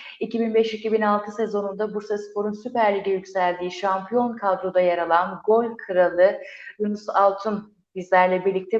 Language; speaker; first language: Turkish; native; Turkish